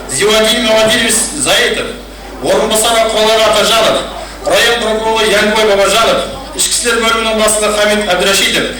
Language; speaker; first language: Uzbek; non-native, local second language; Kara-Kalpak